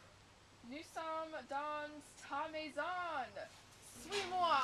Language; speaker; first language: French; non-native, learner; English